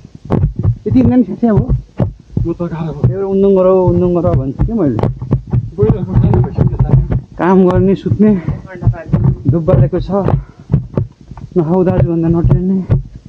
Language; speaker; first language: Nepali; native; Nepali